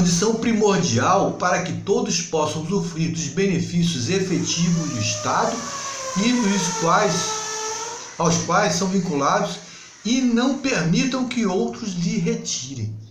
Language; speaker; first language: Portuguese; native; Portuguese